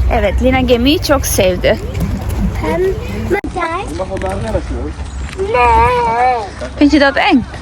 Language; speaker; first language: Turkish; early bilingual, heritage; Turkish